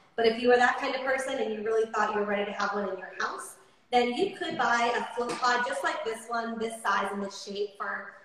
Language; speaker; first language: English; native; English